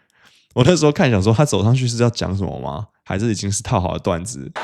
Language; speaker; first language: Chinese; native; Chinese